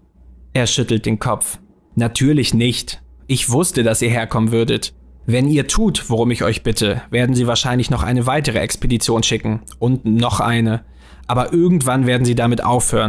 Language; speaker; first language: German; native; German